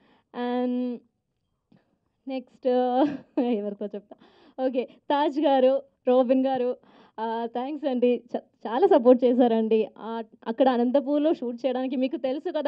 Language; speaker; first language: Telugu; non-native, learner; Malayalam